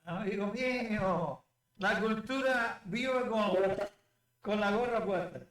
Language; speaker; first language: Spanish; native; Spanish